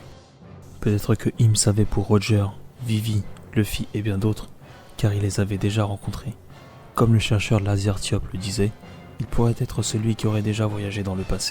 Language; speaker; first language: French; native; French